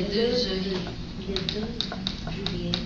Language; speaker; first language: French; non-native, learner; Spanish